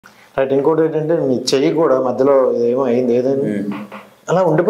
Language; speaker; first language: Telugu; native; Telugu